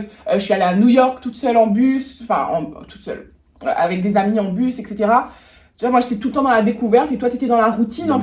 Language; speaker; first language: French; native; French